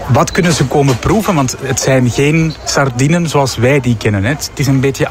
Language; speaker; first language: Dutch; native; Dutch